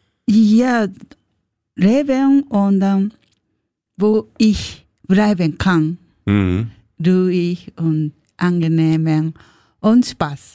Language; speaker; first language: German; non-native, learner; Japanese